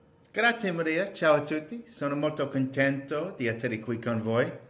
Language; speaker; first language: Italian; non-native, fluent; English